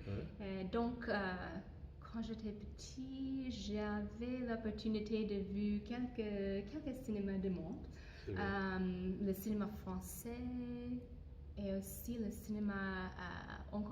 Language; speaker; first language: French; non-native, fluent; English